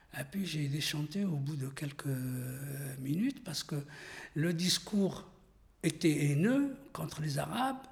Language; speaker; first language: French; non-native, local second language; Arabic